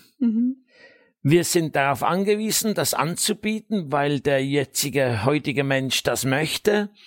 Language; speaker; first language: German; native; German